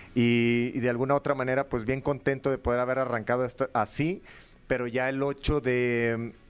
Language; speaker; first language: Spanish; native; Spanish